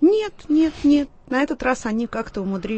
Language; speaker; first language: Russian; native; Russian